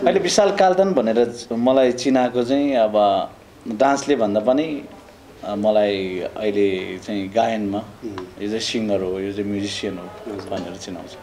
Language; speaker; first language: Nepali; non-native, local second language; Eastern Tamang